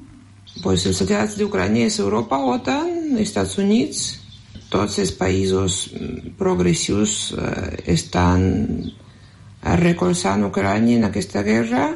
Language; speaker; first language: Catalan; non-native, fluent; Russian